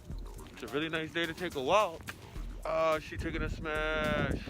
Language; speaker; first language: English; native; English